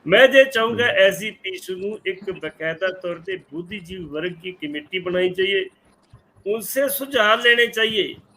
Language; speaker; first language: Hindi; non-native, local second language; Punjabi